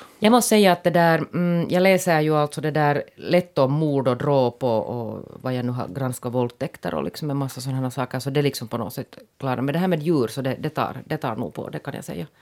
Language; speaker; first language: Swedish; native; Swedish